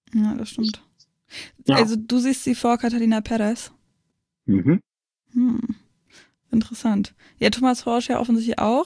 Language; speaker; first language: German; native; German